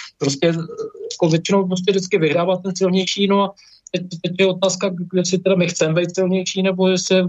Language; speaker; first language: Czech; native; Czech